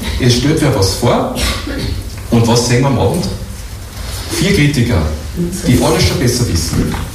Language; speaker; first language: German; native; German